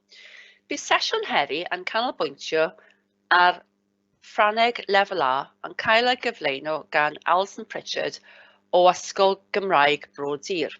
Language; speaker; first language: Welsh; native; Welsh